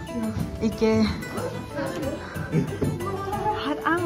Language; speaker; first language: German; non-native, learner; Thai